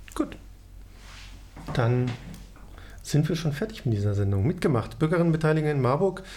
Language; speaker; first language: German; native; German